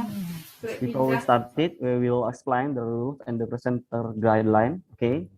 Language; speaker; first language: English; non-native, fluent; Indonesian